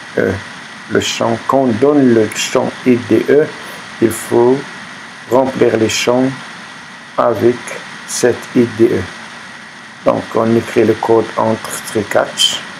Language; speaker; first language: French; non-native, local second language; Arabic